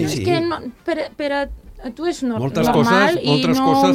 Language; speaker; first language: Catalan; non-native, fluent; Serbian